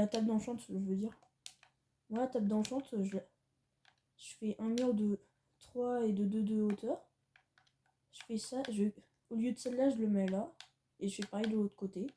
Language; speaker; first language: French; native; French